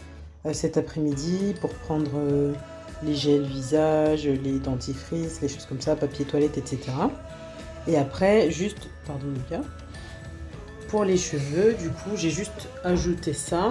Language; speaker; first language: French; native; French